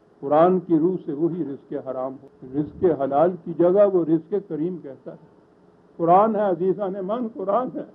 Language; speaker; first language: Urdu; native; Urdu